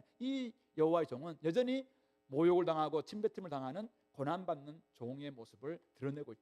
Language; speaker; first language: Korean; native; Korean